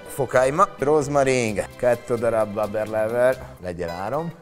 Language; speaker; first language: Hungarian; non-native, fluent; Italian